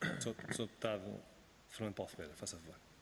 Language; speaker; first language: Portuguese; native; Portuguese